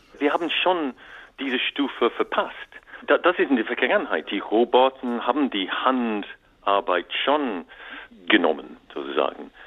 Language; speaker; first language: German; non-native, learner; English